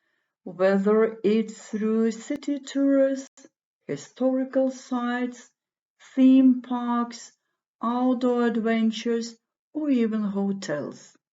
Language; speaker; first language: English; non-native, fluent; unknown